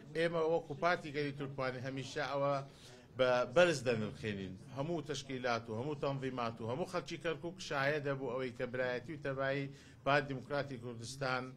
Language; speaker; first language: Central Kurdish; non-native, local second language; Azerbaijani